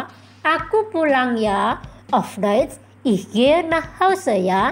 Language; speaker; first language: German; non-native, fluent; Indonesian